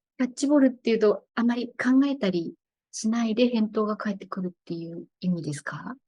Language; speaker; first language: Japanese; native; Japanese